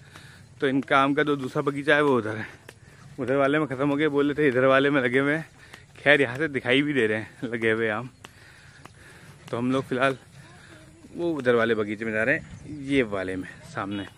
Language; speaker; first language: Hindi; native; Hindi